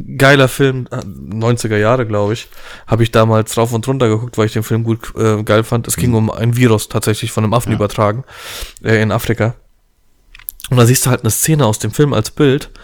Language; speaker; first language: German; early bilingual, other home language; Polish